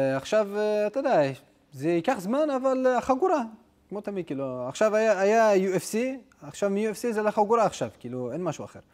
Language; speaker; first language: Hebrew; non-native, local second language; Adyghe